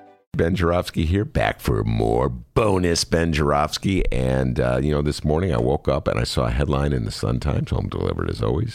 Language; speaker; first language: English; native; English